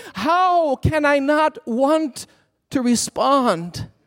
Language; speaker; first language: English; non-native, fluent; Swedish